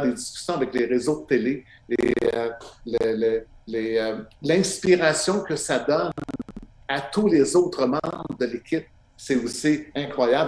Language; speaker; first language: French; native; French